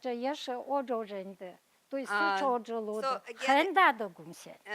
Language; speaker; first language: Chinese; non-native, fluent; Kazakh